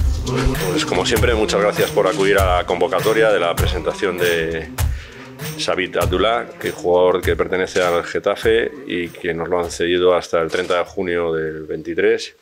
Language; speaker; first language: Spanish; native; Spanish